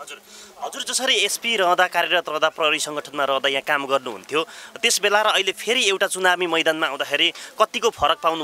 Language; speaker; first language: Nepali; native; Nepali